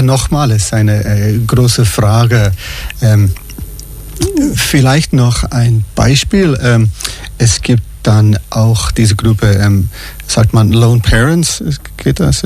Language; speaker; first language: German; non-native, fluent; English